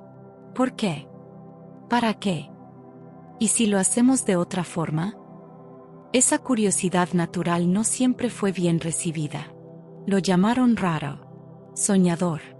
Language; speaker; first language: Spanish; native; Spanish